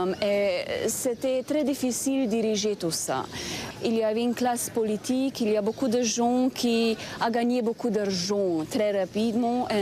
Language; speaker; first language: French; non-native, fluent; Slovenian